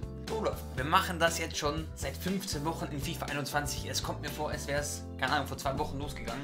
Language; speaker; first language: German; native; German